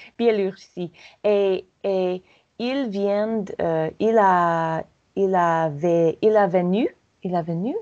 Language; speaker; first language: French; non-native, learner; English